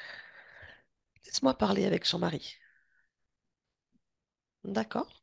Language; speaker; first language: French; native; French